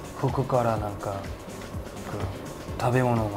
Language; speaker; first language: Japanese; non-native, learner; Korean